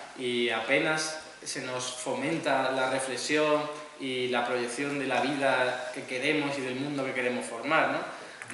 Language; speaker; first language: Spanish; native; Spanish